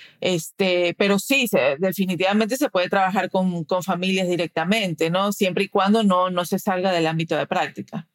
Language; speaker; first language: Spanish; early bilingual, heritage; Spanish